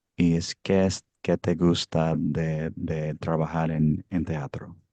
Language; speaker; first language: Spanish; early bilingual, heritage; Spanish